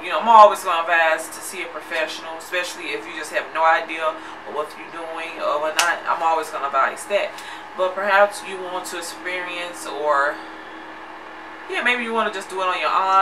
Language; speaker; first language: English; native; English